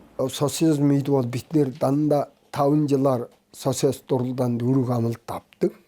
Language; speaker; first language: Mongolian; non-native, local second language; Kazakh